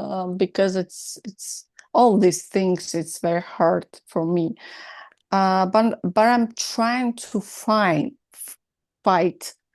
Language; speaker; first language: English; non-native, learner; Russian